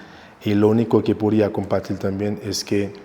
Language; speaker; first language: Spanish; non-native, local second language; Haitian Creole